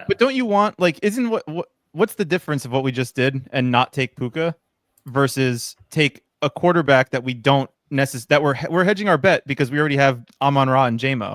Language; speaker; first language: English; native; English